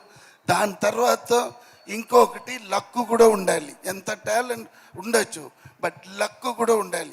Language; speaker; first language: Telugu; non-native, fluent; Tamil